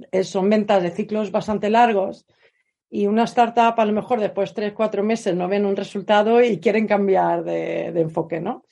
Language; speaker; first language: Spanish; non-native, fluent; Swedish